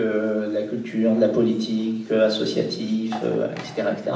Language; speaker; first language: French; native; French